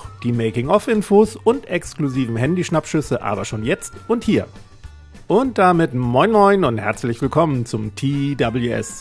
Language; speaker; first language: German; native; German